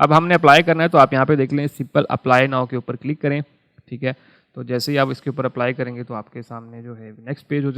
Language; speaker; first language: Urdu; non-native, local second language; Punjabi